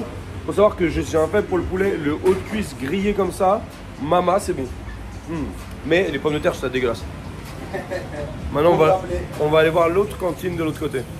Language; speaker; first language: French; native; French